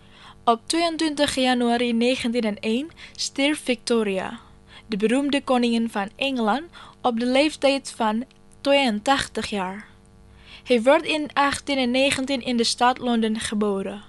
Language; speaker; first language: Dutch; non-native, fluent; Indonesian